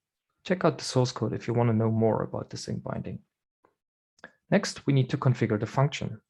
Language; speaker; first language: English; non-native, fluent; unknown